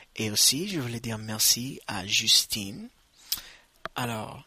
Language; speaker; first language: French; non-native, fluent; English